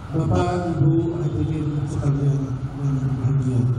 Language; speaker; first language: Indonesian; native; Indonesian